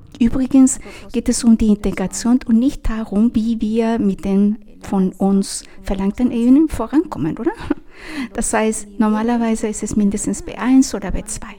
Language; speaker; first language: German; non-native, fluent; Spanish